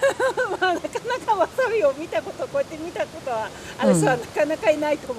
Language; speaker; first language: Japanese; native; Japanese